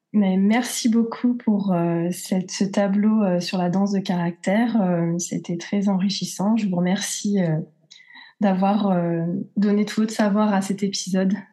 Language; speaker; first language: French; native; French